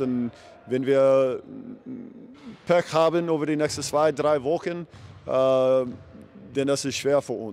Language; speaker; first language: German; non-native, learner; English